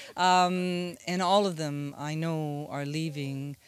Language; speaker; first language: English; native; English